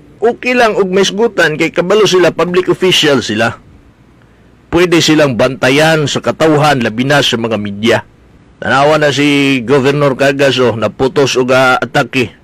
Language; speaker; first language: Cebuano; native; Cebuano